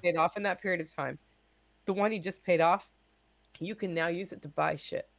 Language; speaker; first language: English; native; English